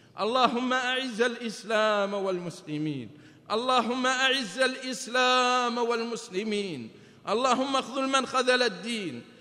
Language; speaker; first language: Arabic; native; Arabic